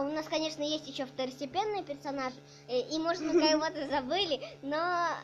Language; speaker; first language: Russian; native; Russian